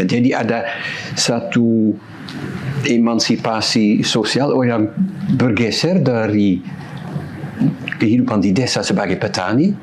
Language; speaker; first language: Indonesian; non-native, fluent; Dutch